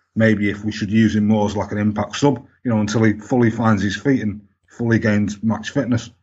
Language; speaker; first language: English; native; English